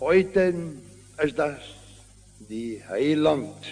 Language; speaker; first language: German; non-native, learner; Afrikaans